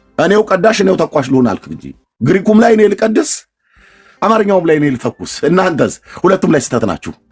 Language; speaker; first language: Amharic; native; Amharic